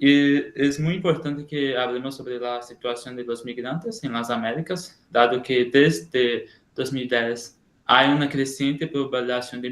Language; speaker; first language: Spanish; non-native, learner; Portuguese